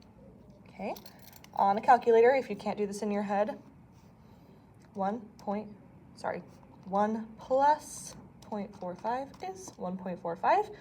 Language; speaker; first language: English; native; English